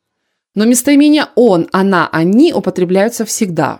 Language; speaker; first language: Russian; native; Russian